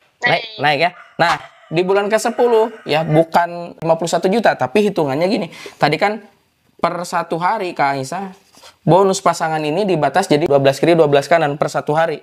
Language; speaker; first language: Indonesian; native; Indonesian